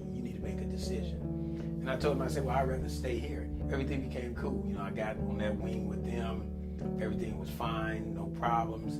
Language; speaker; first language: English; native; English